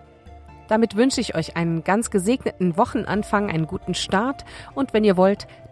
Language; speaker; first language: German; native; German